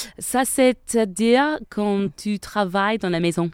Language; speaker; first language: French; non-native, learner; English